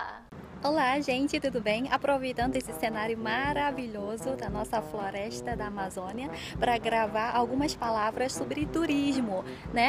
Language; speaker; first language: Portuguese; non-native, fluent; Chinese